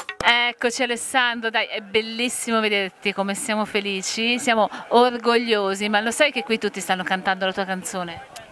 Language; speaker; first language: Italian; native; Italian